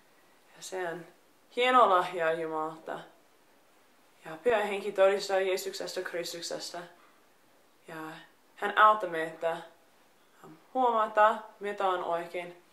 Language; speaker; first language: Finnish; non-native, fluent; English